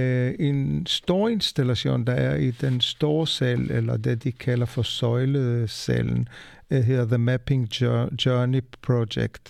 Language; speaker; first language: Danish; non-native, fluent; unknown